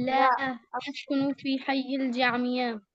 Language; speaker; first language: Arabic; non-native, learner; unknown